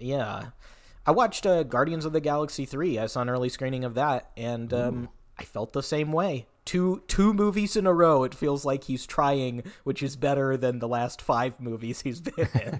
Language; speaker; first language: English; native; English